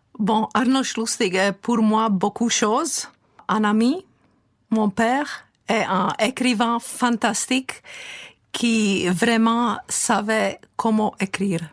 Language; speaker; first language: French; non-native, fluent; Czech